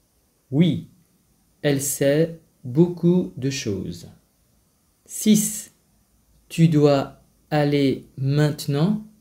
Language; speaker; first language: French; non-native, fluent; Vietnamese